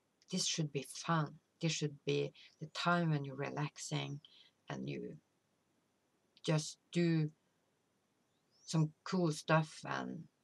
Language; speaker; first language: English; non-native, fluent; Norwegian